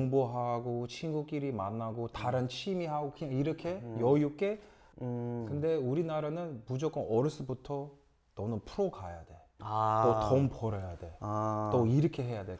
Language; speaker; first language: Korean; early bilingual, other home language; English